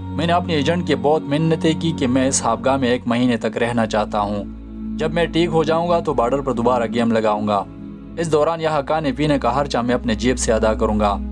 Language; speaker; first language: Urdu; non-native, local second language; Pashto